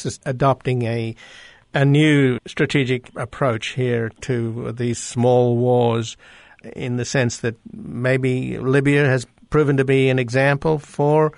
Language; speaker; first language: English; native; English